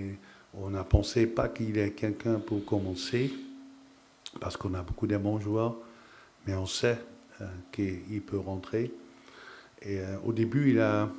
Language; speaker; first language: French; non-native, fluent; Dutch